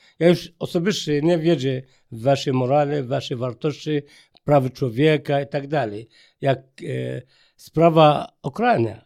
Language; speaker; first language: Polish; non-native, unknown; Arabic